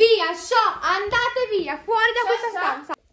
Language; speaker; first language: Italian; native; Italian